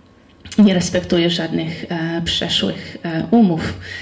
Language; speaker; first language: Polish; non-native, fluent; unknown